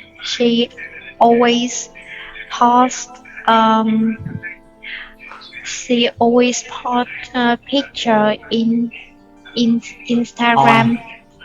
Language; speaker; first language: English; non-native, learner; Vietnamese